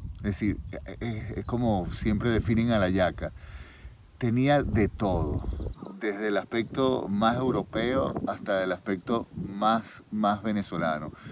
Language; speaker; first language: Spanish; native; Spanish